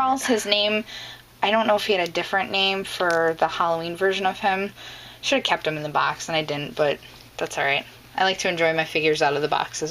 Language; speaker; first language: English; native; English